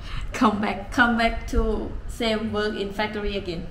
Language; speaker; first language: English; non-native, learner; Thai